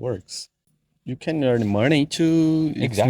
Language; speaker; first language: English; non-native, fluent; Portuguese